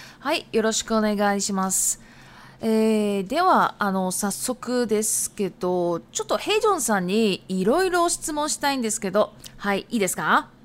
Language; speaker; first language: Japanese; non-native, fluent; Chinese